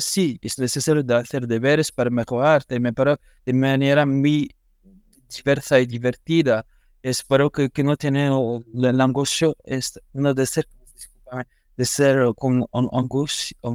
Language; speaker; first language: Spanish; non-native, learner; French